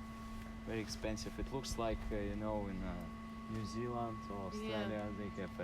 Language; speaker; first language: English; non-native, learner; Russian